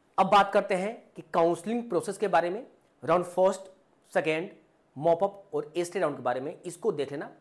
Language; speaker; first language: Hindi; native; Hindi